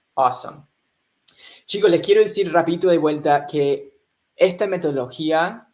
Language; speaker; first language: Spanish; non-native, fluent; English